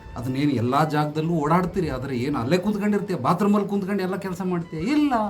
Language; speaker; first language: Kannada; native; Kannada